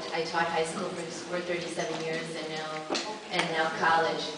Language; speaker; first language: English; native; English